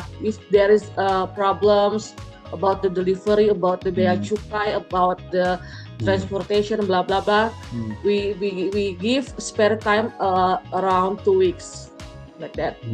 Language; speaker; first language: English; non-native, fluent; Indonesian